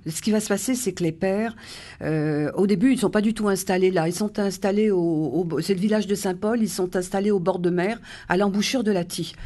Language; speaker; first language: French; native; French